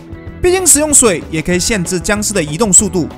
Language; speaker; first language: Chinese; native; Chinese